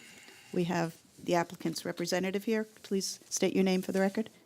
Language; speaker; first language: English; native; English